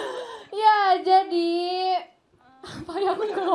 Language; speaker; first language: Indonesian; native; Indonesian